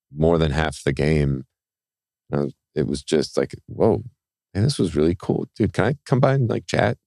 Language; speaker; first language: English; native; English